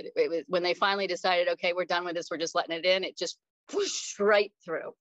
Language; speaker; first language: English; native; English